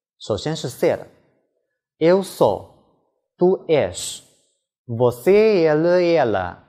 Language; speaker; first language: Portuguese; non-native, fluent; Chinese